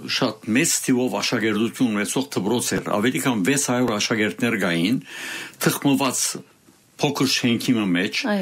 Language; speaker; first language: Armenian; native; Armenian